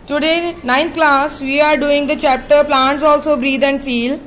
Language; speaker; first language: English; non-native, local second language; Punjabi